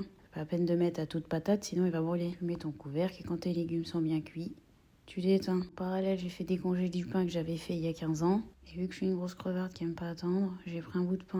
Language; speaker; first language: French; native; French